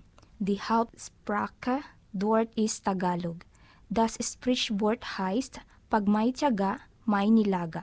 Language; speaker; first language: German; non-native, learner; Filipino